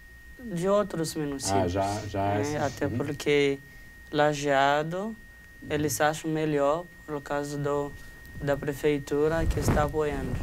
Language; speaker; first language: Portuguese; non-native, fluent; Haitian Creole